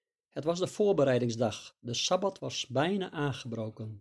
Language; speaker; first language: Dutch; native; Dutch